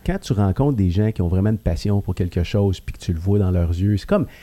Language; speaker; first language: French; native; French